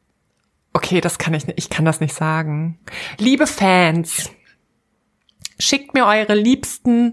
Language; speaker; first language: German; native; German